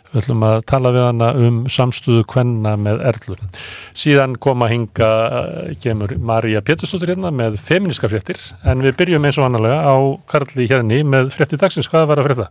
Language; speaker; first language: Icelandic; native; Icelandic